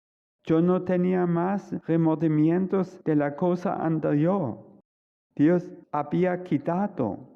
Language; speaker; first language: Spanish; non-native, fluent; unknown